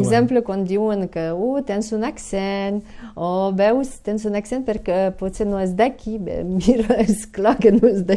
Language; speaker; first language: Catalan; non-native, fluent; Ukrainian